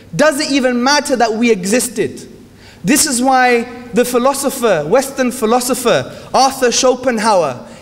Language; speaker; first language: English; native; English